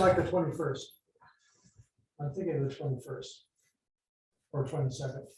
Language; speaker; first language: English; native; English